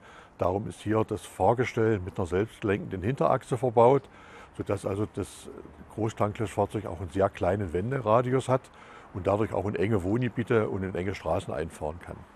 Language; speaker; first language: German; native; German